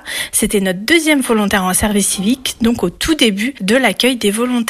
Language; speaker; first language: French; native; French